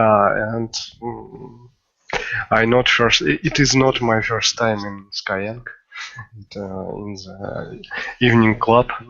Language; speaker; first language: English; non-native, learner; Russian